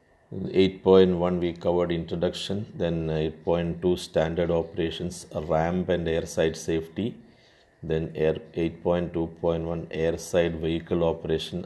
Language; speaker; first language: English; non-native, local second language; Malayalam